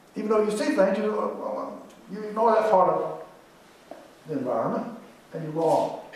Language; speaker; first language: English; native; English